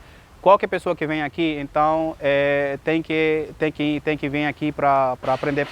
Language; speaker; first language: Portuguese; non-native, learner; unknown